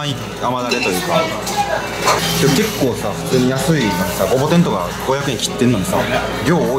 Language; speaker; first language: Japanese; native; Japanese